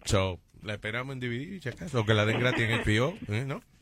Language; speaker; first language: Spanish; native; Spanish